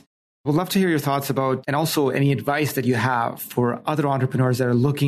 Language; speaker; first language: English; non-native, local second language; Urdu